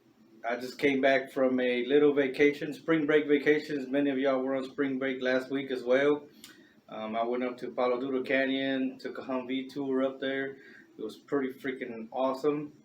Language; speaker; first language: English; native; English